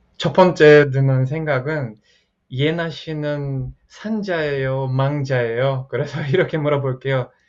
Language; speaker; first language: Korean; non-native, fluent; Portuguese